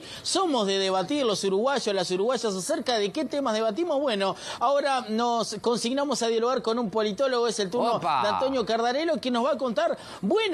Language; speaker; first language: Spanish; native; Spanish